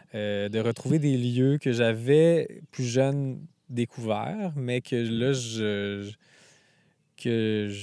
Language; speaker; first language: French; native; French